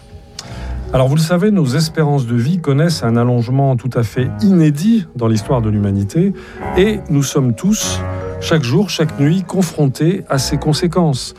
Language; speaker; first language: French; native; French